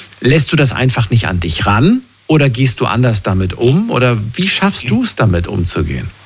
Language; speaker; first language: German; native; German